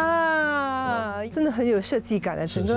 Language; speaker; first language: Chinese; native; Chinese